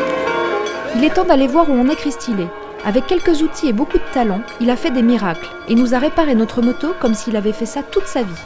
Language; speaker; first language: French; native; French